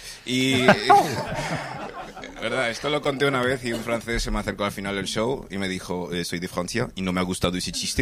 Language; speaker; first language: Spanish; early bilingual, other home language; English